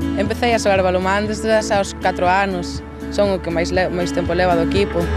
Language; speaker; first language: Galician; native; Galician